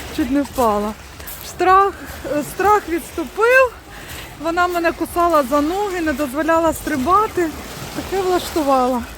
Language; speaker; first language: Ukrainian; native; Ukrainian